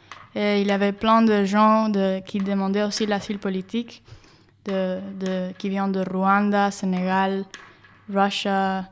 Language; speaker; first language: French; non-native, learner; Spanish